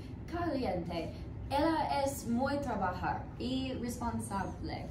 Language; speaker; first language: Spanish; non-native, learner; English